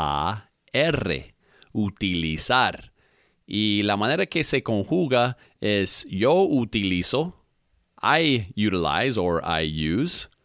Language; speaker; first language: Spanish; non-native, fluent; English